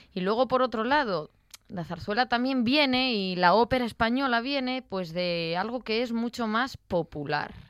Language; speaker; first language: Spanish; native; Spanish